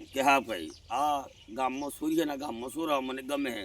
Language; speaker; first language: Gujarati; non-native, local second language; Bhili